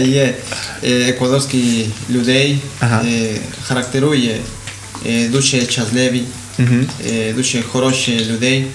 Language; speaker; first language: Ukrainian; non-native, learner; Spanish